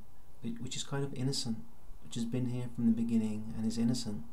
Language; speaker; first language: English; native; English